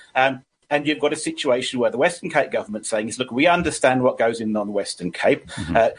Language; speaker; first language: English; native; English